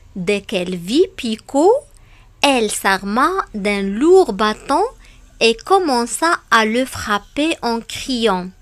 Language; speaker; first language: French; non-native, local second language; Arabic